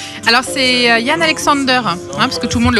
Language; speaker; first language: French; native; French